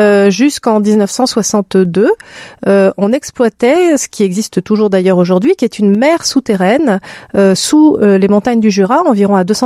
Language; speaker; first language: French; native; French